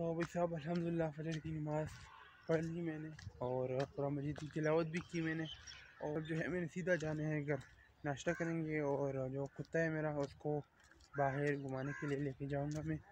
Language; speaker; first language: Hindi; non-native, local second language; Pashto